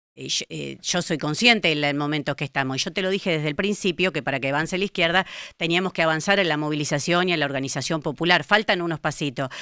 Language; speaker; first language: Spanish; native; Spanish